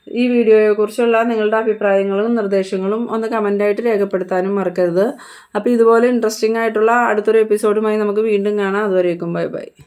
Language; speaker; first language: Malayalam; native; Malayalam